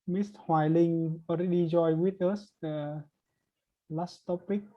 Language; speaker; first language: English; non-native, learner; Vietnamese